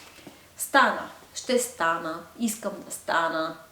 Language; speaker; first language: Bulgarian; non-native, fluent; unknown